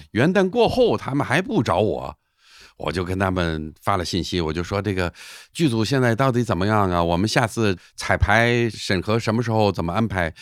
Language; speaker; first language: Chinese; non-native, fluent; English